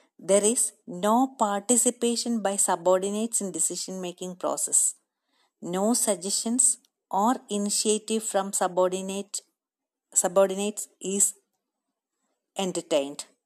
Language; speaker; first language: English; non-native, local second language; Malayalam